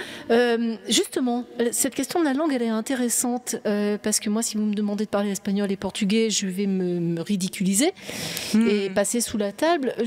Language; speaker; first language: French; native; French